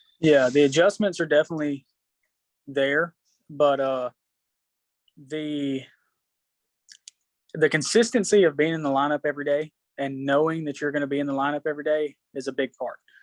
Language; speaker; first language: English; native; English